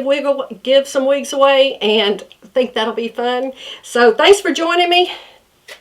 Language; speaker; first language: English; native; English